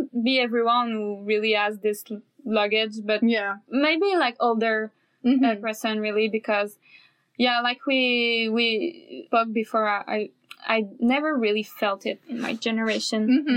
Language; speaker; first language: English; non-native, fluent; French